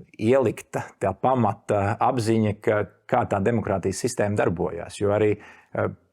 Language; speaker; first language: Latvian; native; Latvian